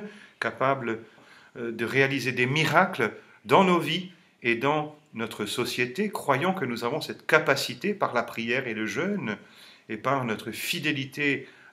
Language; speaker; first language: French; native; French